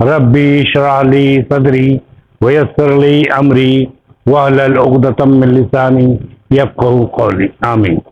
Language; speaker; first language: Urdu; native; Urdu